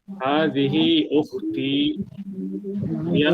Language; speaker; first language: Arabic; non-native, fluent; Divehi